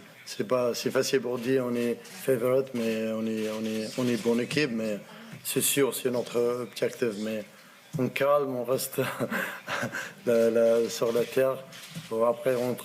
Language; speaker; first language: French; non-native, learner; Arabic